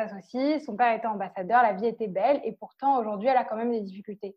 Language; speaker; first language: French; native; French